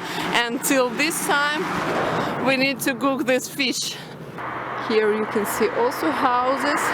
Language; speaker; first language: English; non-native, local second language; Russian